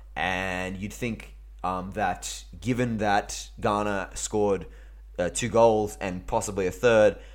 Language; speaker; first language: English; early bilingual, other home language; Greek